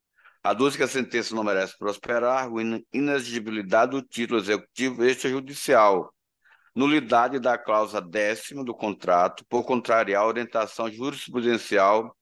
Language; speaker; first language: Portuguese; native; Portuguese